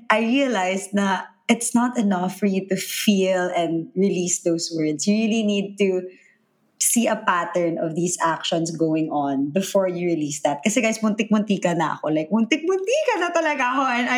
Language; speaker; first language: English; non-native, local second language; Filipino